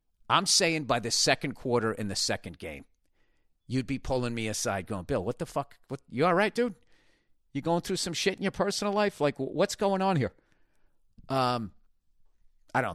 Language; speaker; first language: English; native; English